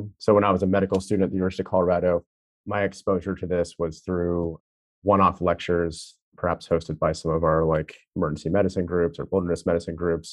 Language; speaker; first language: English; native; English